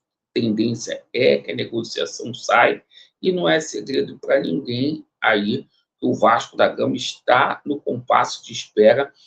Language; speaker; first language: Portuguese; native; Portuguese